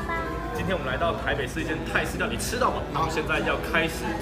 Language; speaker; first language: Chinese; native; Chinese